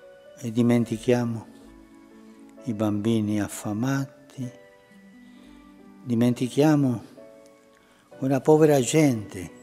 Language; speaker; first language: Italian; early bilingual, heritage; Spanish